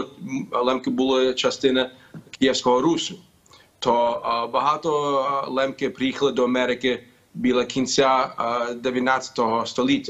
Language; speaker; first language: Ukrainian; early bilingual, heritage; Ukrainian